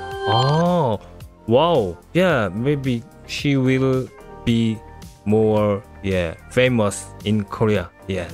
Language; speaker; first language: English; non-native, learner; Korean